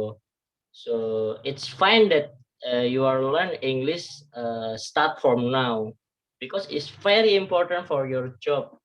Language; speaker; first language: English; non-native, learner; Indonesian